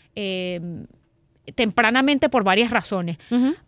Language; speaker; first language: Spanish; native; Spanish